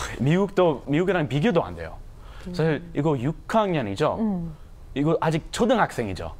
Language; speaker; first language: Korean; non-native, fluent; English